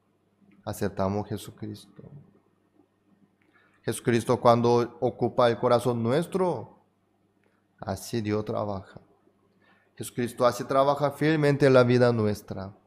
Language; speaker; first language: Spanish; non-native, fluent; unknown